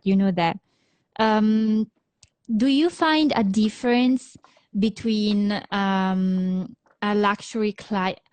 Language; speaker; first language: English; non-native, fluent; Italian